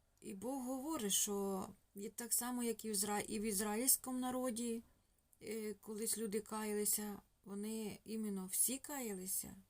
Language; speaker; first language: Ukrainian; non-native, local second language; Russian